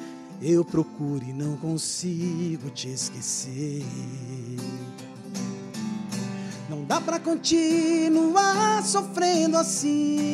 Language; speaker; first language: Portuguese; native; Portuguese